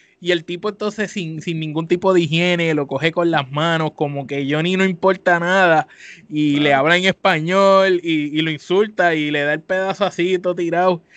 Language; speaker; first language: Spanish; native; Spanish